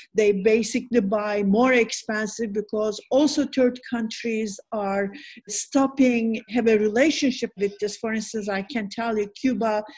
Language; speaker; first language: English; non-native, fluent; Turkish